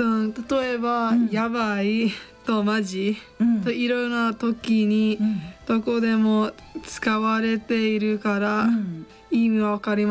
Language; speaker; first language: Japanese; non-native, learner; English